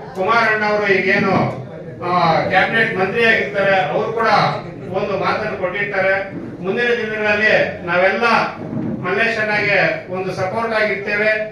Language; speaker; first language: Kannada; native; Kannada